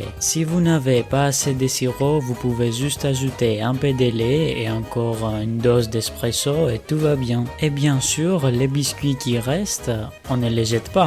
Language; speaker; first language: French; non-native, fluent; Greek